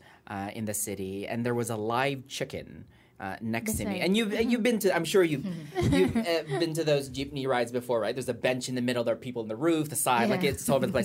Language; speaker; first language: English; native; English